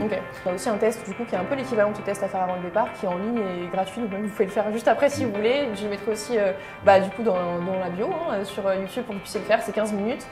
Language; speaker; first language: French; native; French